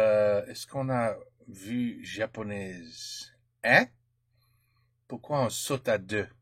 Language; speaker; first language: French; non-native, learner; English